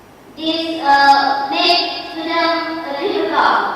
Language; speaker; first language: English; non-native, learner; Indonesian